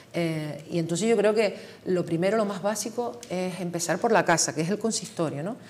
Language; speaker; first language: Spanish; native; Spanish